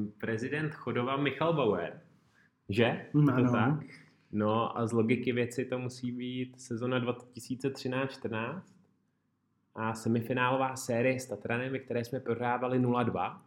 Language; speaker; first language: Czech; native; Czech